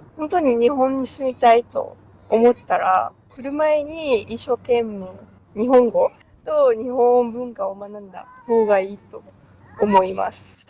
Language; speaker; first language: Japanese; non-native, fluent; French